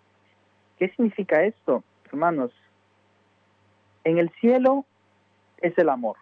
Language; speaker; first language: Spanish; native; Spanish